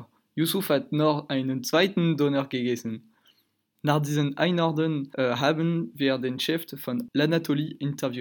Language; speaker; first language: German; non-native, learner; French